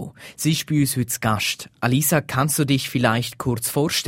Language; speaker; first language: German; native; German